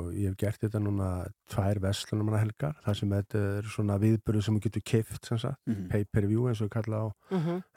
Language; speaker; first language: Icelandic; native; Icelandic